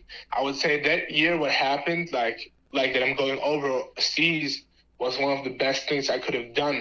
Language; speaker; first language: English; non-native, fluent; German